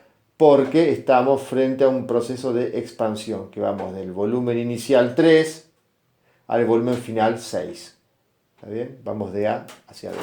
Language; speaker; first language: Spanish; native; Spanish